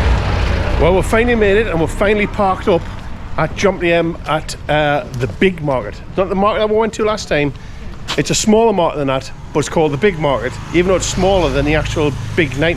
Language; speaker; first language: English; native; English